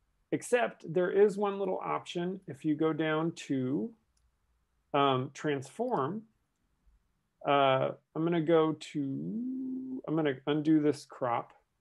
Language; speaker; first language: English; native; English